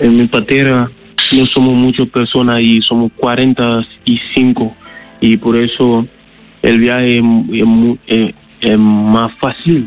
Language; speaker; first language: Spanish; non-native, learner; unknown